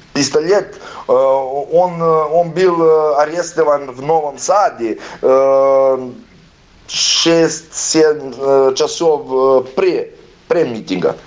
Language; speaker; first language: Russian; non-native, learner; Serbian